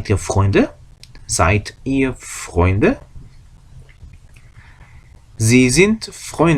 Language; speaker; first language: German; non-native, fluent; Korean